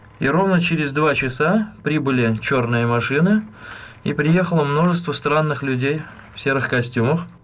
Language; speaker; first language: Russian; native; Russian